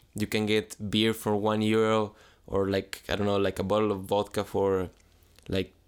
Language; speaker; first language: English; non-native, fluent; Spanish